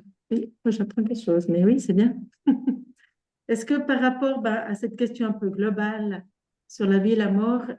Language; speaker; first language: French; native; French